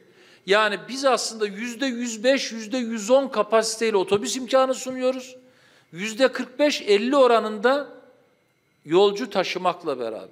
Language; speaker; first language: Turkish; native; Turkish